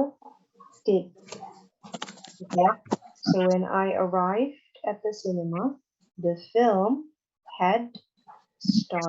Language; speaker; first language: English; non-native, local second language; Indonesian